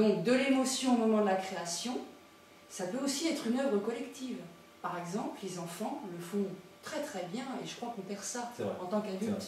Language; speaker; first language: French; native; French